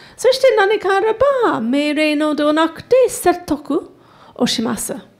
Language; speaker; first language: Japanese; non-native, fluent; English